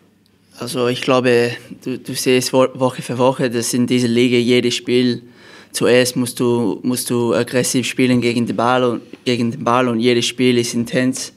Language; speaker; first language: German; non-native, fluent; English